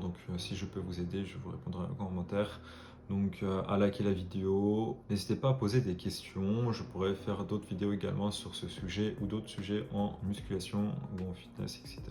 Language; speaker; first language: French; native; French